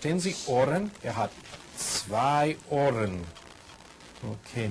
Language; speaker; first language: German; non-native, fluent; English